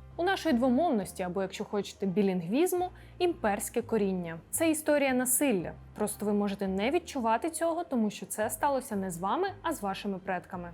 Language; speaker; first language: Ukrainian; non-native, local second language; Russian